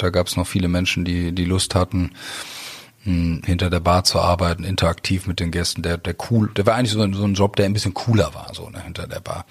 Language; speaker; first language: German; native; German